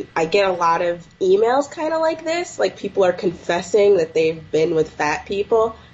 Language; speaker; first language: English; native; English